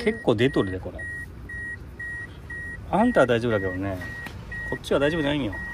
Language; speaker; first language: Japanese; native; Japanese